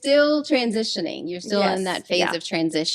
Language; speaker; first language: English; native; English